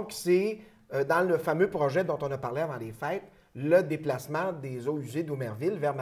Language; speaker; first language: French; native; French